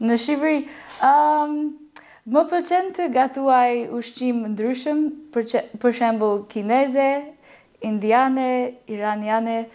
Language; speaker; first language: Albanian; non-native, learner; English